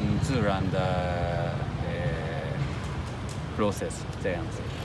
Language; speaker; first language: Chinese; non-native, learner; Japanese